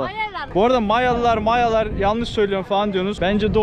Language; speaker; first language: Turkish; native; Turkish